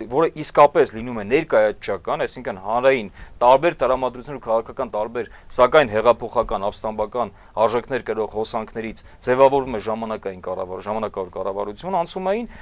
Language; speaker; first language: Armenian; native; Armenian